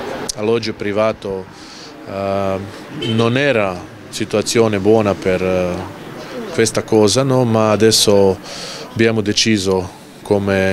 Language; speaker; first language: Italian; non-native, local second language; Croatian